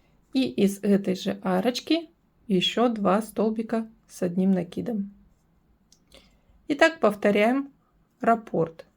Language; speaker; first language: Russian; native; Russian